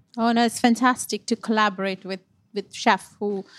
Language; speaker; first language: English; non-native, local second language; Punjabi